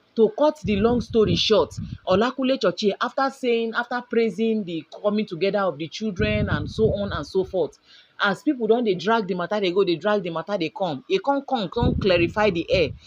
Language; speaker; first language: Nigerian Pidgin; native; Nigerian Pidgin